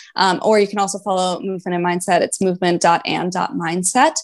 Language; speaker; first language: English; native; English